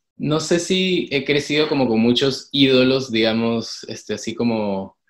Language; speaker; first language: Spanish; native; Spanish